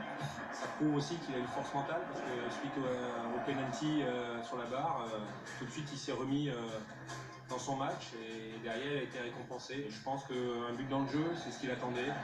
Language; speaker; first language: French; native; French